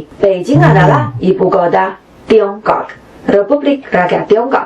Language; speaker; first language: Indonesian; non-native, fluent; Chinese